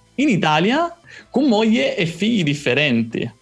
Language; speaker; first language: Italian; native; Italian